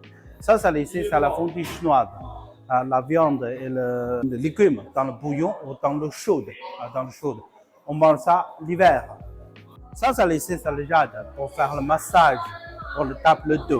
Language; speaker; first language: French; non-native, learner; Chinese